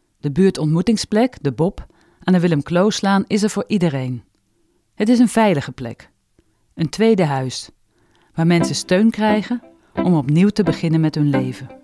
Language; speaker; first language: Dutch; native; Dutch